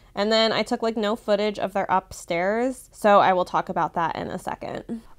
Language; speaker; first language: English; native; English